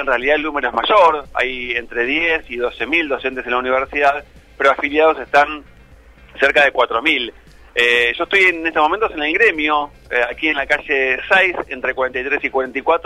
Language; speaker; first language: Spanish; native; Spanish